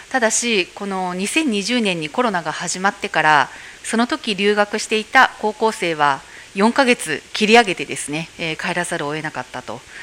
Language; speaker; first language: Japanese; native; Japanese